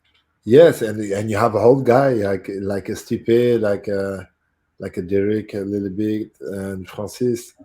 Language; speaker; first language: English; non-native, fluent; French